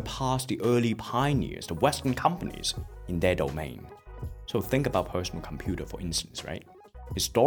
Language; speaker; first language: English; non-native, local second language; Cantonese